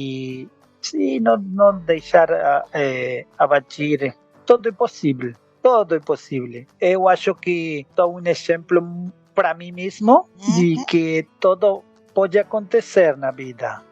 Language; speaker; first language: Portuguese; non-native, learner; Spanish